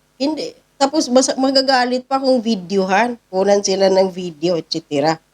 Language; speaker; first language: Filipino; non-native, local second language; Cebuano